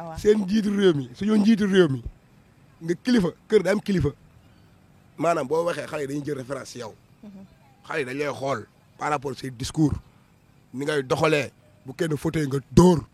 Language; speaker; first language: Wolof; native; Wolof